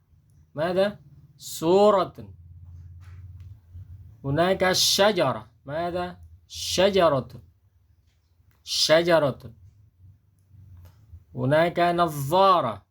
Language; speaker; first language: Arabic; non-native, fluent; Indonesian